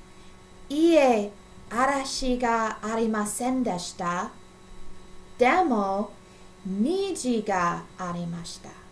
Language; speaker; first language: Japanese; non-native, learner; English